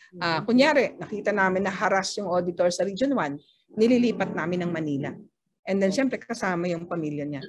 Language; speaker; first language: Filipino; native; Filipino